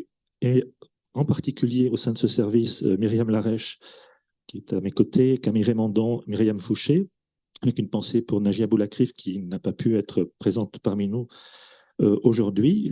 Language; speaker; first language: French; native; French